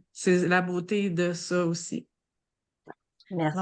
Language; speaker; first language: French; native; French